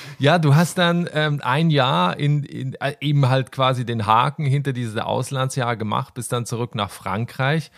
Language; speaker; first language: German; native; German